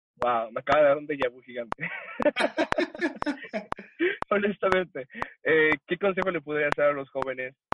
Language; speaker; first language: Spanish; early bilingual, heritage; Spanish